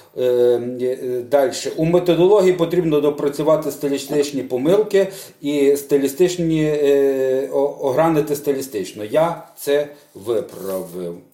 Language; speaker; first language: Ukrainian; native; Ukrainian